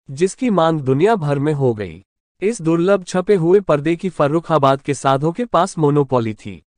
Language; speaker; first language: Hindi; native; Hindi